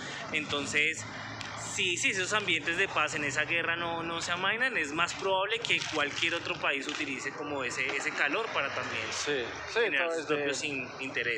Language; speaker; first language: Spanish; native; Spanish